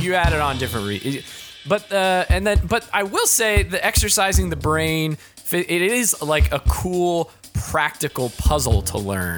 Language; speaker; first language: English; native; English